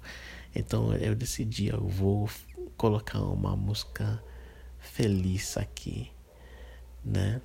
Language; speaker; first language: Portuguese; non-native, fluent; English